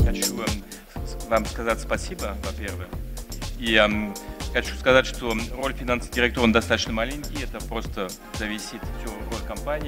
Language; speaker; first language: Russian; non-native, fluent; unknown